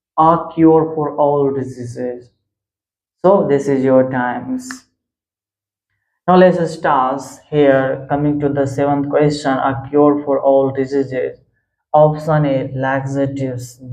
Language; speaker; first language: English; non-native, local second language; Hindi